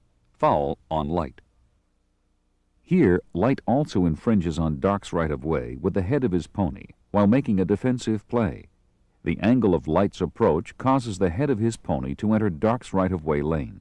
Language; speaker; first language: English; native; English